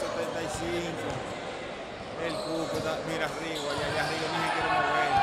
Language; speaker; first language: Spanish; native; Spanish